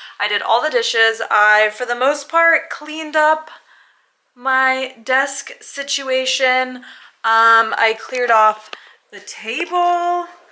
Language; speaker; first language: English; native; English